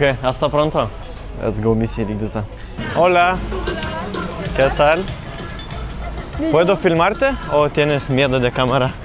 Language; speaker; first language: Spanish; non-native, learner; Lithuanian